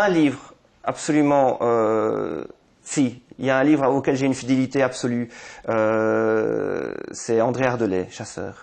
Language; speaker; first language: French; native; French